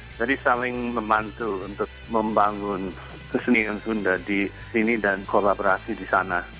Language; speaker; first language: Indonesian; non-native, fluent; English